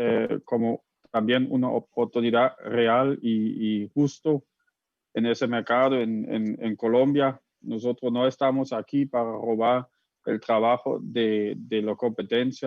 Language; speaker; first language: Spanish; non-native, fluent; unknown